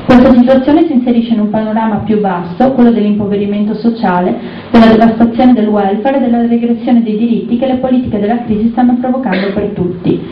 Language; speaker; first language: Italian; native; Italian